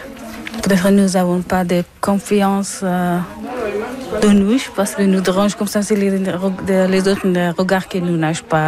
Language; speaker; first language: French; non-native, learner; Persian